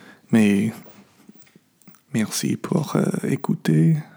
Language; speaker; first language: French; non-native, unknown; English